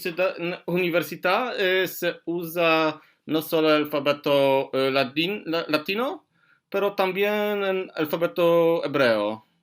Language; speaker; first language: Spanish; non-native, learner; Polish